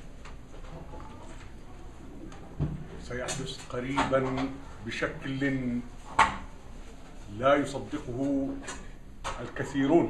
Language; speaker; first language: Arabic; native; Arabic